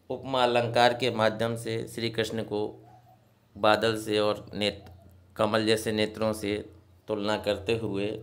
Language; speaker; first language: Hindi; native; Hindi